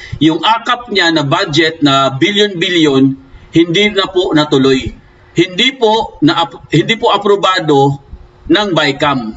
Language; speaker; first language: Filipino; non-native, local second language; Cebuano